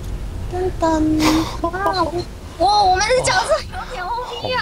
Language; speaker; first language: Chinese; native; Chinese